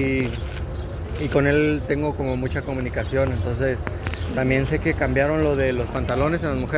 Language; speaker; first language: Spanish; native; Spanish